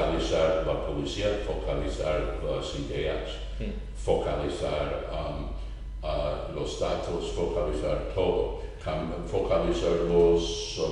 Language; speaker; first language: Spanish; non-native, fluent; English